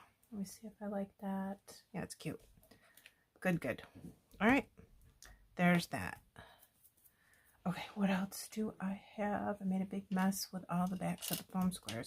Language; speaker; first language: English; native; English